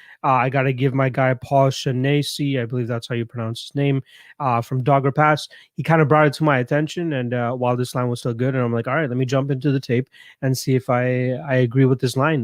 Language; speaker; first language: English; native; English